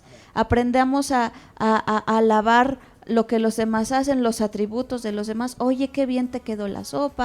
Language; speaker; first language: Spanish; native; Spanish